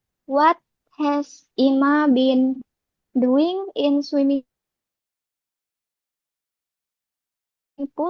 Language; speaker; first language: English; non-native, learner; Indonesian